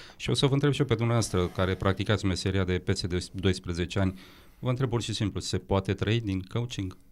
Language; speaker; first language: Romanian; native; Romanian